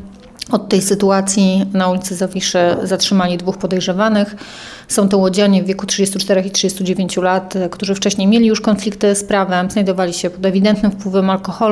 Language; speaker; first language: Polish; native; Polish